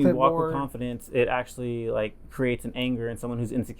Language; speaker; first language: English; native; English